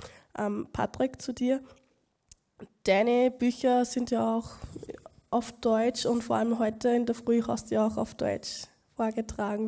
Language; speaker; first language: German; native; German